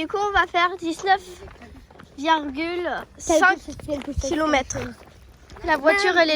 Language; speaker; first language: French; early bilingual, heritage; French